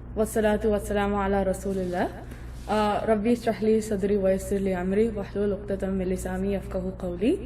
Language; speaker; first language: Urdu; non-native, fluent; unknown